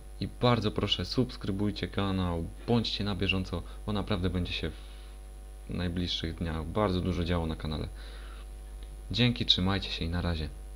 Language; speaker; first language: Polish; native; Polish